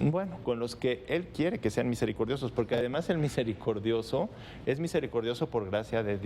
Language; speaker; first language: Spanish; native; Spanish